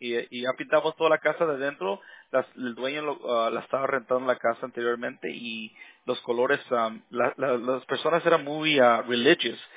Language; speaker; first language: Spanish; early bilingual, heritage; Spanish